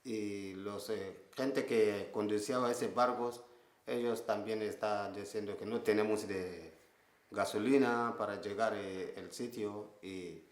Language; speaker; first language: Spanish; non-native, learner; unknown